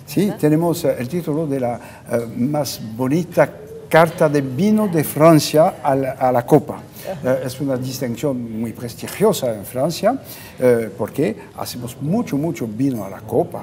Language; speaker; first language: Spanish; non-native, fluent; French